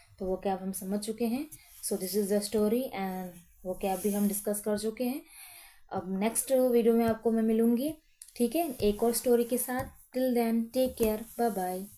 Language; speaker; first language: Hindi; native; Hindi